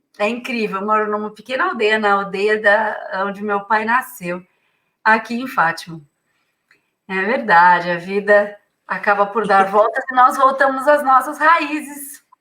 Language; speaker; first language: Portuguese; native; Portuguese